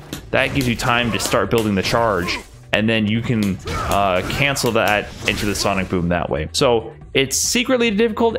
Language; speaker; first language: English; native; English